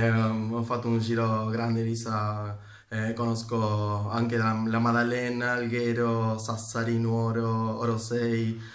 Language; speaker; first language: Italian; non-native, fluent; Spanish